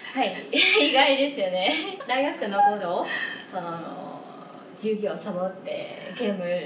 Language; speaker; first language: Japanese; non-native, fluent; Vietnamese